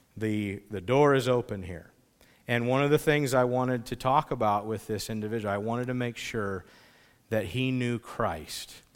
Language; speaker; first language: English; native; English